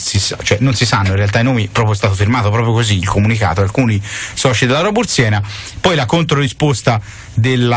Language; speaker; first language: Italian; native; Italian